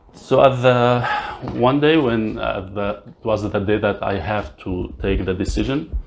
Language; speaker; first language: English; non-native, learner; Arabic